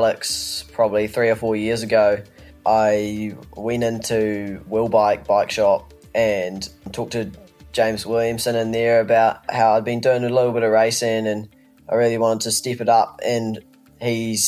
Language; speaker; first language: English; native; English